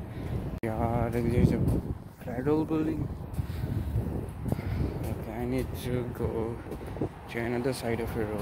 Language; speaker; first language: English; non-native, learner; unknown